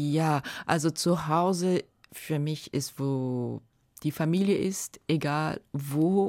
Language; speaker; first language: German; non-native, fluent; Japanese